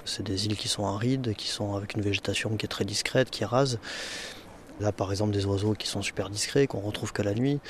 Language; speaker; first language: French; native; French